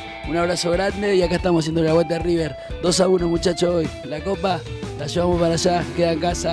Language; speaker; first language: Spanish; native; Spanish